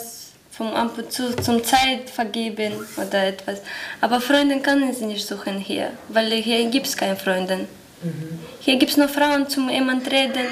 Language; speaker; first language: German; non-native, learner; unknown